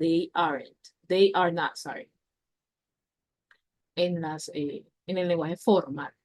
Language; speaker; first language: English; non-native, fluent; Spanish